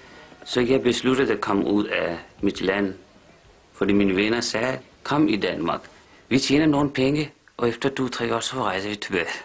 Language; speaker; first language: Danish; non-native, fluent; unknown